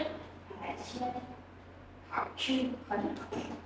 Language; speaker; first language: Chinese; non-native, learner; Vietnamese